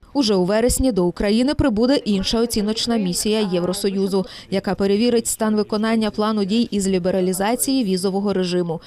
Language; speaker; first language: Ukrainian; native; Ukrainian